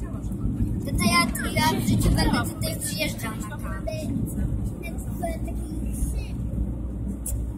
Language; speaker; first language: Polish; native; Polish